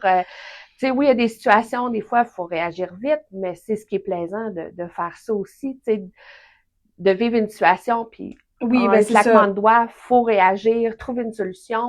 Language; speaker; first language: French; native; French